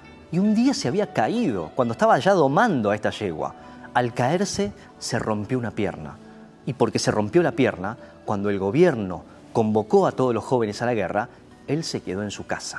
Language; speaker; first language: Spanish; native; Spanish